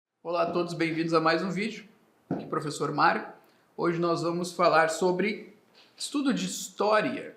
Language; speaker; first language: Portuguese; native; Portuguese